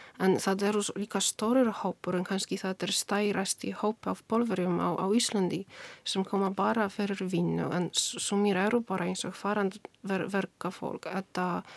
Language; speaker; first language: Icelandic; non-native, learner; Polish